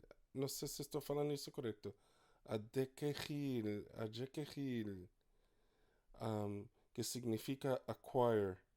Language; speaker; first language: Portuguese; non-native, fluent; English